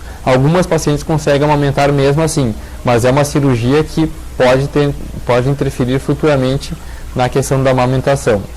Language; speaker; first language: Portuguese; native; Portuguese